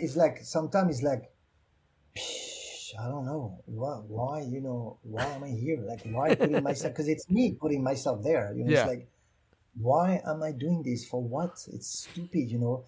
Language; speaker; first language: English; non-native, fluent; French